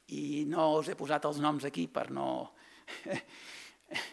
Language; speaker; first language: Catalan; native; Catalan